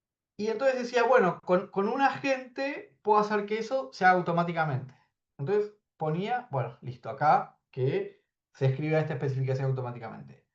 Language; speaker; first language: Spanish; native; Spanish